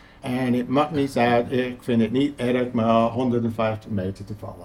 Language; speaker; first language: Dutch; non-native, fluent; English